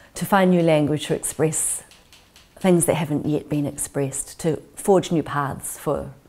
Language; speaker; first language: English; native; English